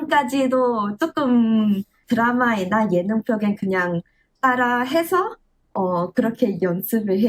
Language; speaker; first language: Korean; non-native, learner; English